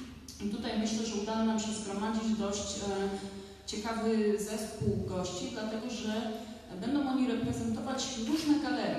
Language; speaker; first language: Polish; native; Polish